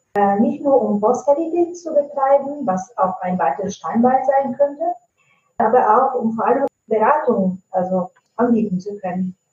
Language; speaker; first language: German; non-native, fluent; Italian